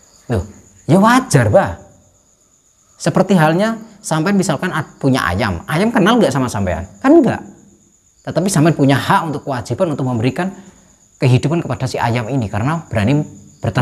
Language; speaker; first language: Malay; non-native, local second language; Javanese